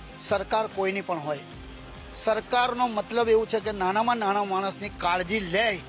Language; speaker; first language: Gujarati; native; Gujarati